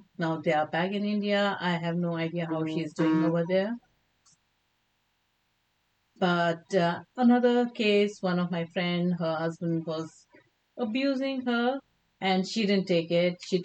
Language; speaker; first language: English; non-native, local second language; Kashmiri